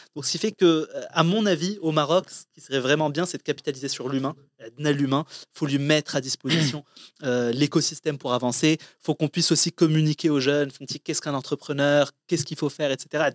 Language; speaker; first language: French; non-native, local second language; Arabic